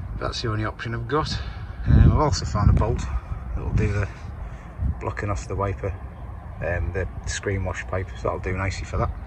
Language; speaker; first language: English; native; English